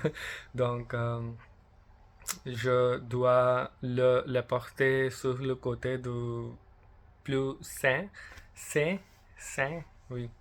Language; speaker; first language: French; non-native, learner; English